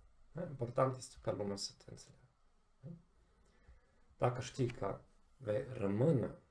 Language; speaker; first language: Romanian; non-native, fluent; German